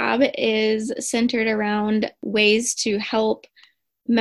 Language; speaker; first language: English; native; English